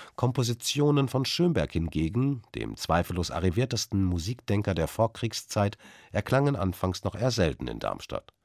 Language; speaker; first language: German; native; German